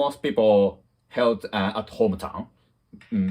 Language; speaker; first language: English; non-native, learner; Japanese